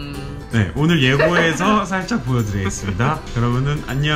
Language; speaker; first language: Korean; native; Korean